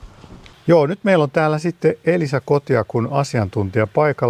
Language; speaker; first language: Finnish; native; Finnish